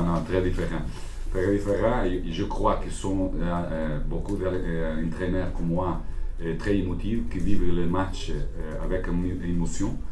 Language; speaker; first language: French; non-native, learner; Portuguese